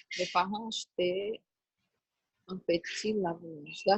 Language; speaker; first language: French; non-native, learner; Portuguese